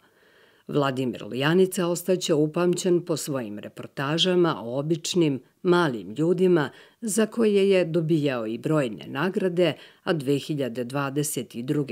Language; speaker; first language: Serbian; native; Serbian